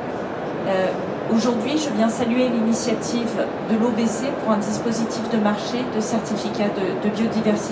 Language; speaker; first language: French; native; French